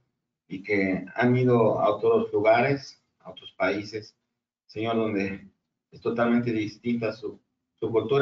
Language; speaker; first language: Spanish; native; Spanish